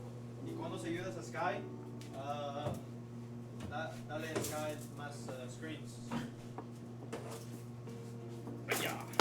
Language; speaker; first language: Spanish; non-native, learner; English